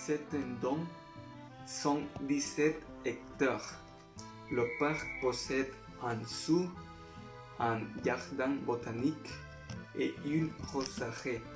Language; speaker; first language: French; non-native, learner; Spanish